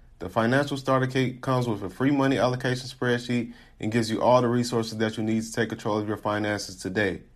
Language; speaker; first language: English; native; English